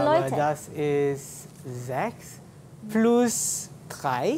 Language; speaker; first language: German; non-native, learner; Malay